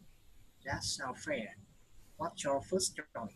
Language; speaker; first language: English; non-native, learner; Vietnamese